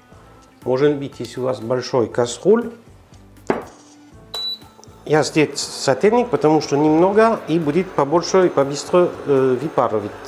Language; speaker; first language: Russian; non-native, learner; French